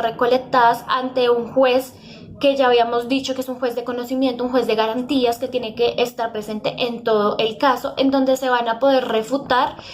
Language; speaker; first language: Spanish; native; Spanish